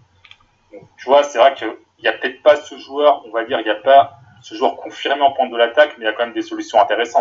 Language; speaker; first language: French; native; French